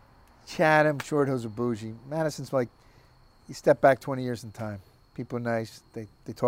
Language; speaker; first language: English; native; English